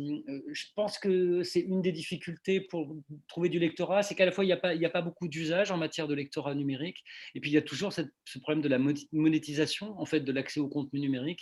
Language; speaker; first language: French; native; French